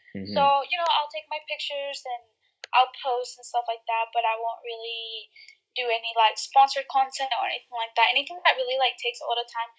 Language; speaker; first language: English; early bilingual, other home language; Spanish